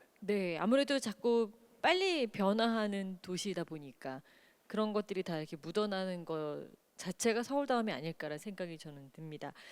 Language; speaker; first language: Korean; native; Korean